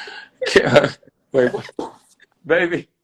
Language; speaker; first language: English; native; English